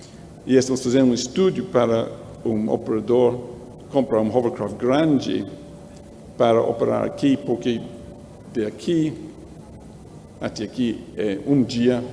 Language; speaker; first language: Portuguese; non-native, learner; English